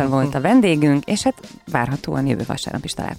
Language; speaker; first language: Hungarian; native; Hungarian